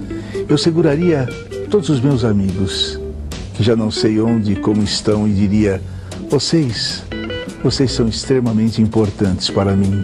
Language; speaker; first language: Portuguese; native; Portuguese